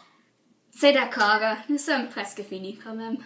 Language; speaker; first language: French; non-native, learner; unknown